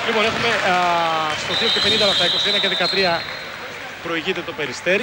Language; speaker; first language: Greek; native; Greek